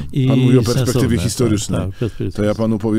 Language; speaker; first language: Polish; native; Polish